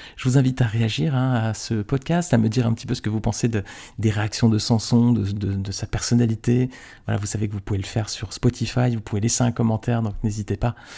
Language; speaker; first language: French; native; French